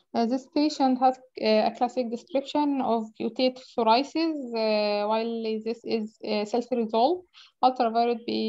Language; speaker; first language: English; non-native, fluent; Arabic